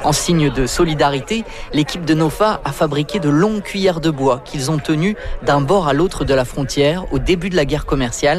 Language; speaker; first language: French; native; French